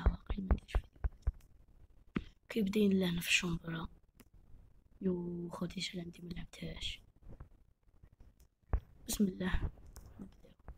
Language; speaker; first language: Arabic; native; Arabic